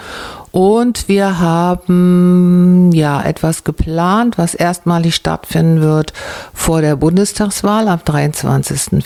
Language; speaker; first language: German; native; German